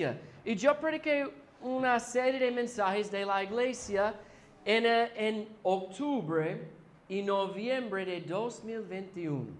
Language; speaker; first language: Spanish; non-native, fluent; English